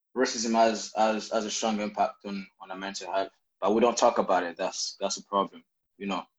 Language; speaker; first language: English; non-native, fluent; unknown